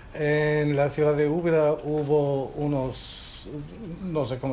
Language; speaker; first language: Spanish; non-native, fluent; German